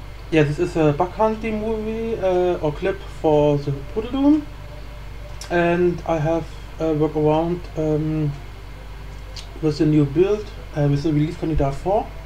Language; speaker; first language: English; non-native, learner; German